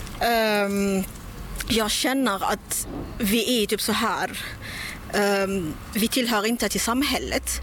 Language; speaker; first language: Swedish; non-native, local second language; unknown